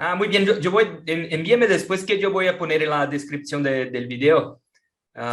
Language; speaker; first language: Spanish; non-native, fluent; Portuguese